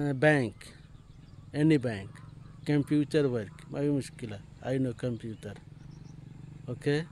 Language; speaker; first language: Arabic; non-native, learner; Hindi